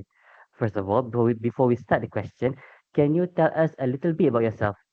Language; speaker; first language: English; non-native, local second language; Malay